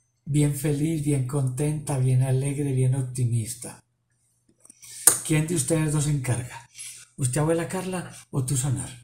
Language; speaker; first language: Spanish; native; Spanish